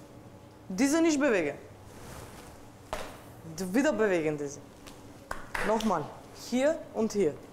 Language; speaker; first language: German; non-native, learner; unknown